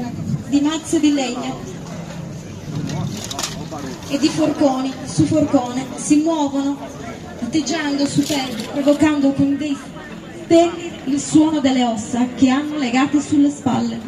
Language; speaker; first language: Italian; native; Italian